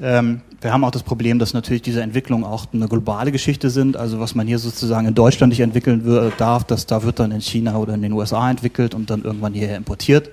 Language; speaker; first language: German; native; German